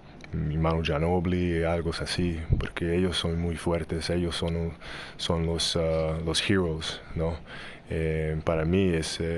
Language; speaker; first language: Spanish; non-native, learner; English